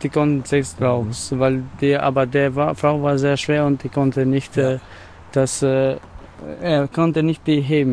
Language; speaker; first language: German; non-native, learner; Albanian